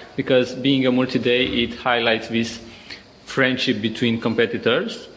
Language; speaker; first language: English; non-native, fluent; Romanian